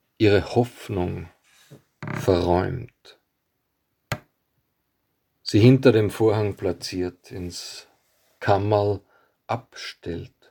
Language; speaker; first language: German; native; German